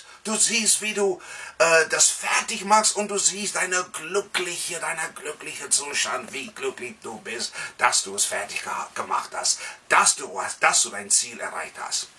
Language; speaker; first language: German; non-native, fluent; English